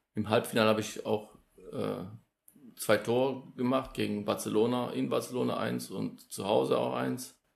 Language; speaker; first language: German; early bilingual, other home language; Polish